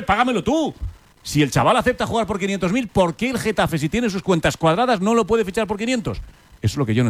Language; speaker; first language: Spanish; native; Spanish